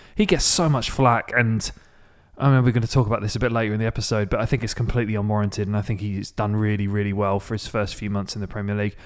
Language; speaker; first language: English; native; English